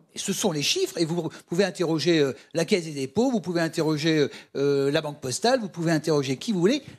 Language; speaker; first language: French; native; French